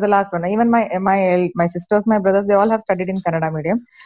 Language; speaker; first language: English; non-native, local second language; Kannada